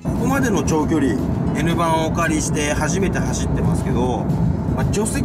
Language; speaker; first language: Japanese; native; Japanese